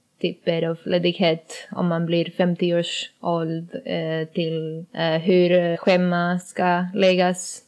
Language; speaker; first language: Swedish; non-native, learner; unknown